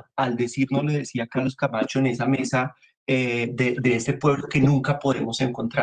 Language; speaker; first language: Spanish; native; Spanish